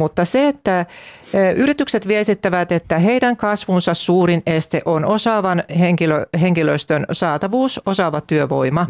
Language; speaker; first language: Finnish; native; Finnish